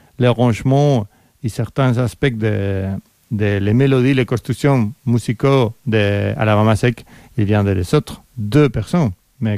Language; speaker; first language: French; non-native, fluent; Spanish